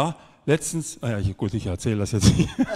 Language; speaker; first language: German; native; German